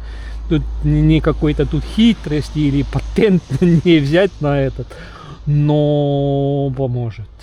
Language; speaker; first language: Russian; non-native, local second language; Estonian